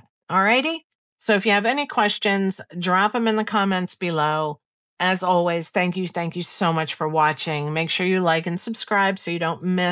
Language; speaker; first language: English; native; English